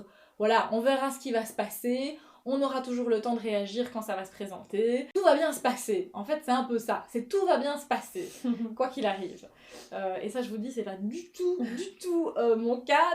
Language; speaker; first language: French; native; French